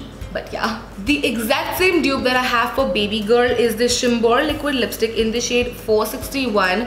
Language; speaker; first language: English; non-native, local second language; Hindi